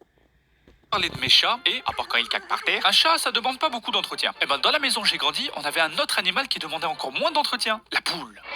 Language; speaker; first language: French; native; French